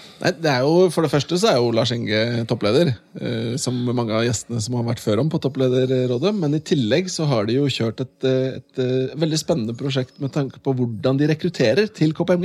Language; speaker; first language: Norwegian; native; Norwegian